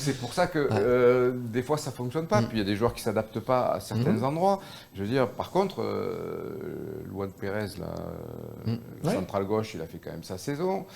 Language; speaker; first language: French; native; French